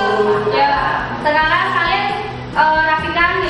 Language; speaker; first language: Indonesian; native; Indonesian